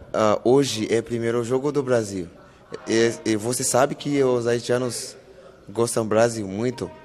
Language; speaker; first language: Portuguese; non-native, fluent; Haitian Creole